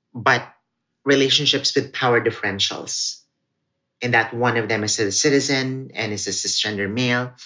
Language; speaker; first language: English; non-native, local second language; Cebuano